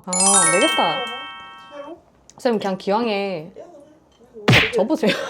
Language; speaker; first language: Korean; native; Korean